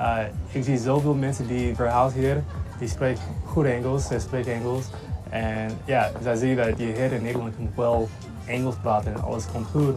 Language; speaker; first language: Dutch; non-native, learner; English